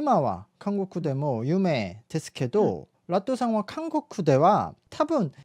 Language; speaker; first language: Japanese; non-native, fluent; Korean